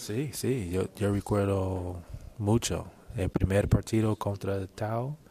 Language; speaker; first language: Spanish; non-native, learner; English